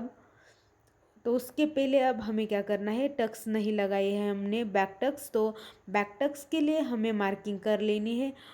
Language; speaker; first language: Hindi; non-native, local second language; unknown